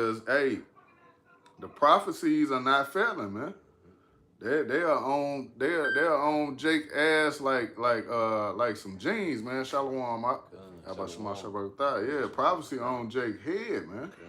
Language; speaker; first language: English; native; English